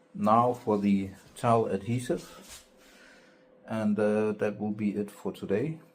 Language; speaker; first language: English; non-native, fluent; Danish